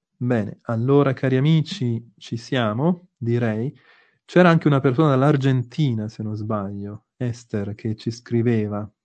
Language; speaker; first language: Italian; native; Italian